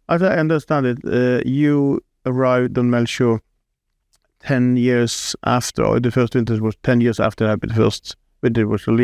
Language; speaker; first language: English; non-native, fluent; Norwegian